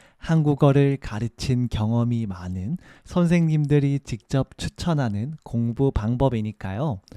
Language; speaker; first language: Korean; native; Korean